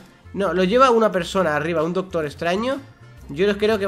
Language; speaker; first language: Spanish; native; Spanish